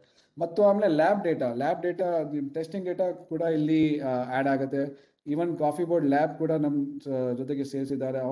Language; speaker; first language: Kannada; non-native, local second language; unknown